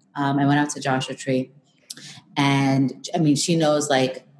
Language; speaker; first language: English; native; English